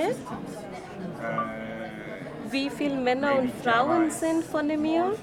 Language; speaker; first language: German; non-native, learner; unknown